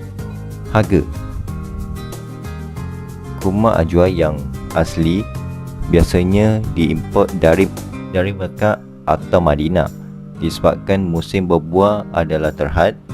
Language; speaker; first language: Malay; native; Malay